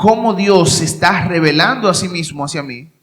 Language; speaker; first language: Spanish; native; Spanish